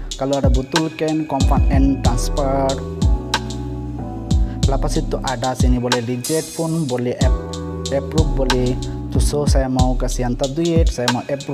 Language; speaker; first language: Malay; non-native, learner; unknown